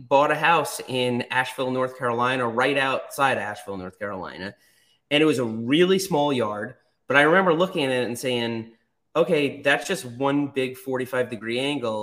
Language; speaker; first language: English; native; English